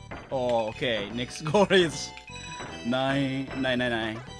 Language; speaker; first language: English; non-native, learner; Japanese